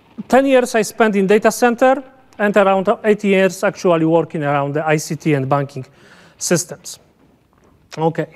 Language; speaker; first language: English; non-native, fluent; Polish